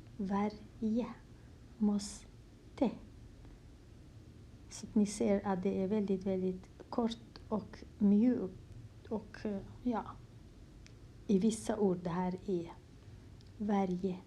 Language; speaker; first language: Swedish; non-native, fluent; Kurdish